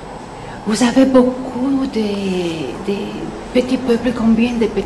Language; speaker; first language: French; non-native, learner; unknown